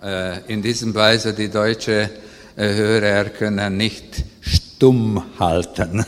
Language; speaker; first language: German; non-native, learner; Hungarian